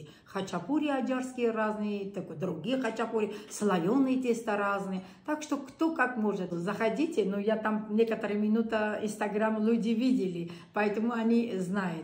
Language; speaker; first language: Russian; non-native, local second language; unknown